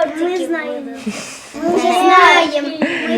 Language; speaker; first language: Ukrainian; non-native, local second language; Russian